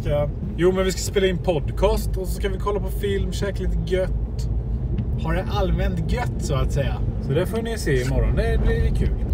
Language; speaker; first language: Swedish; native; Swedish